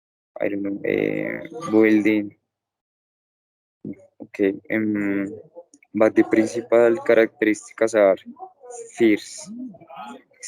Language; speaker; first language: English; non-native, learner; Spanish